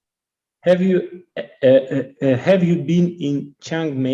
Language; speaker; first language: English; non-native, learner; Russian